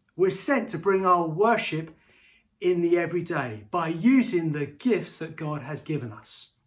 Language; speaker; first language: English; native; English